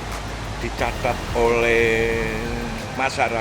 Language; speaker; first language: Indonesian; native; Indonesian